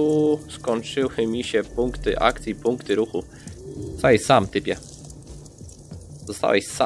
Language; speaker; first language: Polish; native; Polish